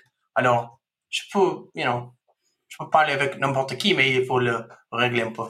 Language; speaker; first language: French; non-native, fluent; English